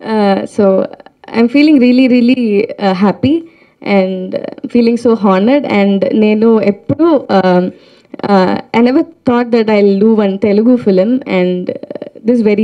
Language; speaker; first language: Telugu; non-native, learner; Tamil